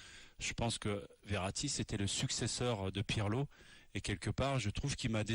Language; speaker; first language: French; native; French